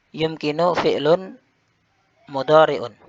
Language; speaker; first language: Arabic; non-native, fluent; Indonesian